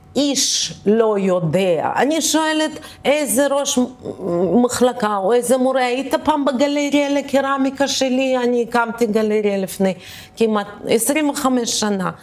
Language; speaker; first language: Hebrew; early bilingual, other home language; Russian